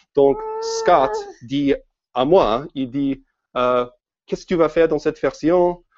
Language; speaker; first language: French; non-native, fluent; English